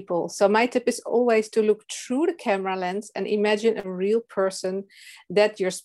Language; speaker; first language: English; non-native, fluent; Dutch